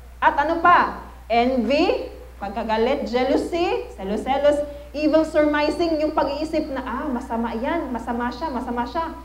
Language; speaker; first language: Filipino; non-native, local second language; Cebuano